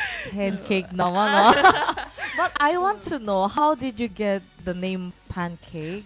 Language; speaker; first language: English; non-native, fluent; Korean